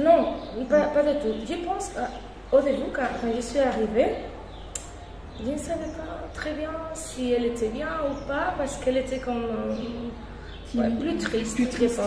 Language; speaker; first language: French; non-native, fluent; Spanish